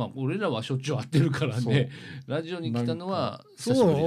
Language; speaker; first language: Japanese; native; Japanese